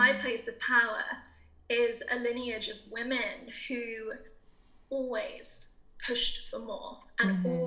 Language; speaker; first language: English; native; English